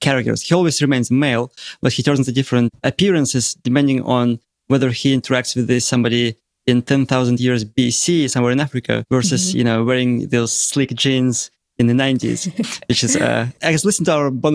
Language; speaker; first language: English; non-native, fluent; Russian